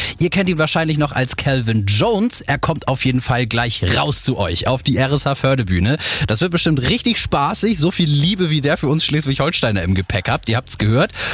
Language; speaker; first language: German; native; German